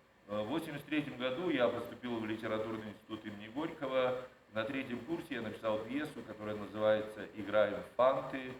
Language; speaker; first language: Russian; native; Russian